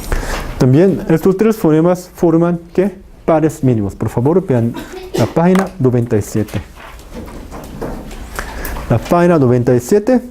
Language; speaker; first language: Spanish; non-native, fluent; Korean